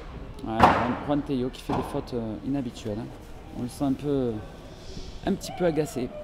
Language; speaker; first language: French; native; French